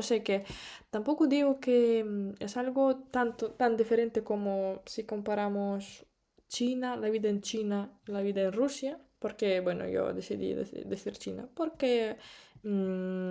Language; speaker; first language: Spanish; non-native, fluent; Russian